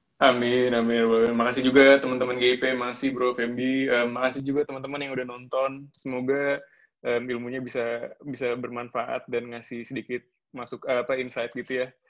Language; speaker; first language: Indonesian; native; Indonesian